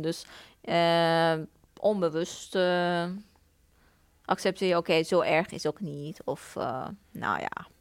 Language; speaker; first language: Dutch; non-native, fluent; Persian